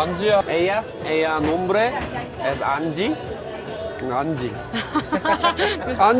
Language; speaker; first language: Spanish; non-native, learner; Korean